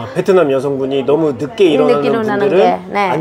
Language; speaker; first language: Korean; native; Korean